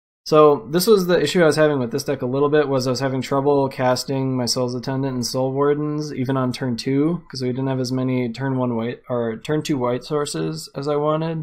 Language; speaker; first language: English; native; English